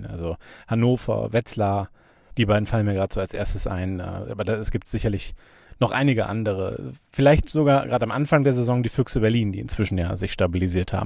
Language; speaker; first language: German; native; German